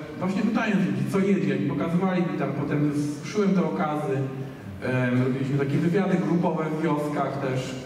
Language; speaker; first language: Polish; native; Polish